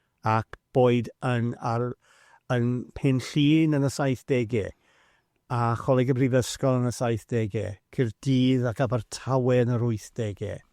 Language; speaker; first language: Welsh; non-native, fluent; English